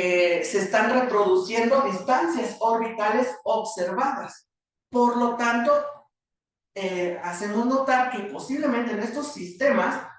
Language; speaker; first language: Spanish; native; Spanish